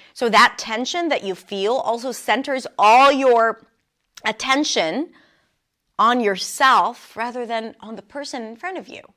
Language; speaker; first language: English; non-native, fluent; Hebrew